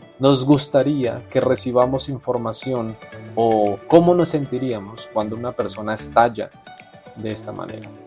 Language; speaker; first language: Spanish; native; Spanish